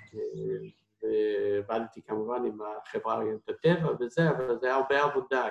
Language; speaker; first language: Hebrew; non-native, fluent; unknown